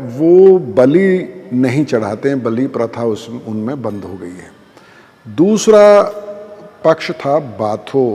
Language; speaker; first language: Hindi; native; Hindi